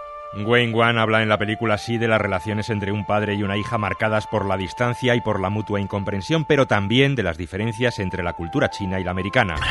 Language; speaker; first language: Spanish; native; Spanish